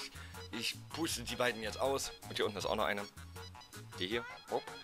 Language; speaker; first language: German; native; German